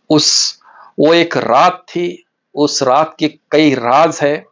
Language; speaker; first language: Hindi; non-native, local second language; Marathi